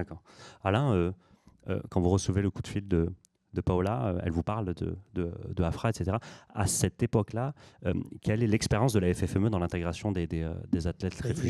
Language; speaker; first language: French; native; French